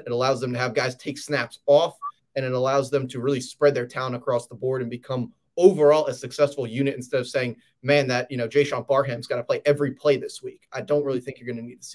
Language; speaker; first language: English; native; English